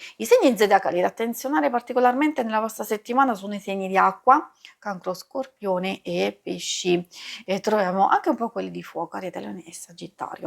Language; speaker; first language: Italian; native; Italian